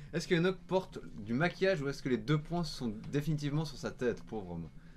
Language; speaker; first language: French; native; French